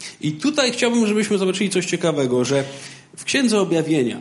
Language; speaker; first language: Polish; native; Polish